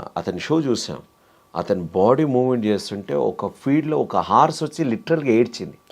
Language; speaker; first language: Telugu; native; Telugu